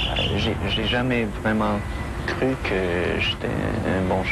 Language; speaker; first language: French; non-native, fluent; English